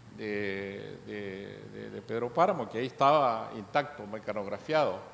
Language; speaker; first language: Spanish; native; Spanish